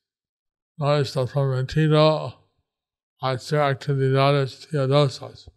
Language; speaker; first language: Spanish; non-native, learner; English